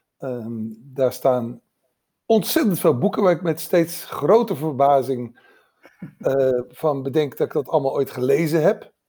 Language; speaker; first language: Dutch; native; Dutch